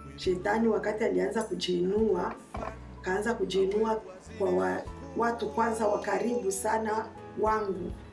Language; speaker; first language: Swahili; native; Swahili